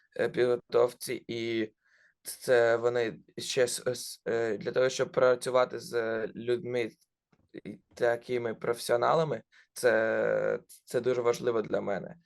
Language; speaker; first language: Ukrainian; non-native, local second language; Russian